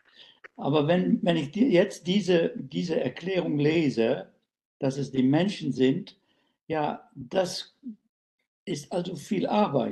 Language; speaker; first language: German; non-native, fluent; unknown